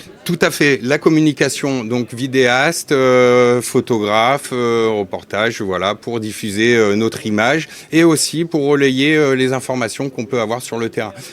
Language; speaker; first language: French; native; French